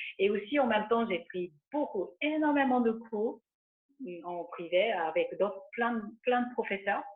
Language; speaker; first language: French; non-native, fluent; Japanese